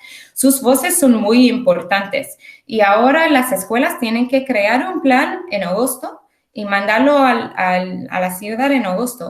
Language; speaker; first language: Spanish; early bilingual, heritage; English